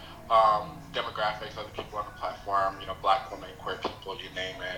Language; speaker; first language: English; non-native, local second language; Yoruba